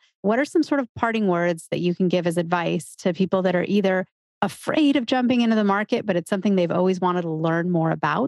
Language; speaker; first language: English; native; English